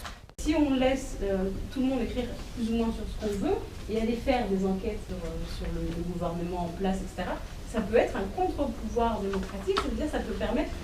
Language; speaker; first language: French; native; French